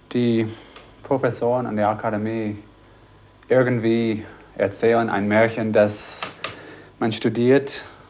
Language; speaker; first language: German; non-native, fluent; English